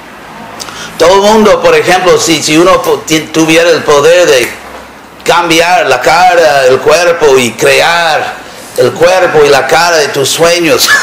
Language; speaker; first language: Spanish; non-native, fluent; English